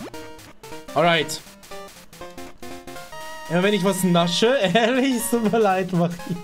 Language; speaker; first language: German; native; German